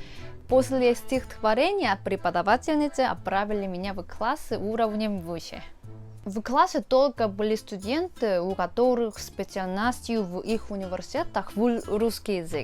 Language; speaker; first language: Russian; non-native, fluent; Korean